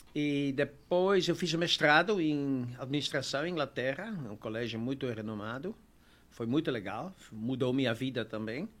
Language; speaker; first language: Portuguese; non-native, fluent; Dutch